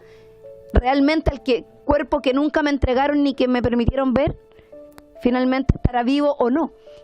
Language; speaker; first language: Spanish; native; Spanish